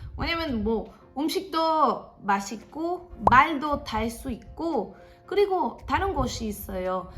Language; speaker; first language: Korean; non-native, fluent; Spanish